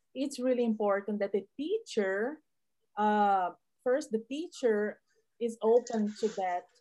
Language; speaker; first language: English; non-native, fluent; Portuguese